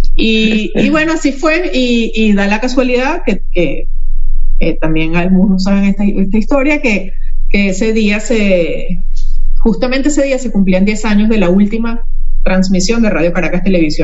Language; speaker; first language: Spanish; native; Spanish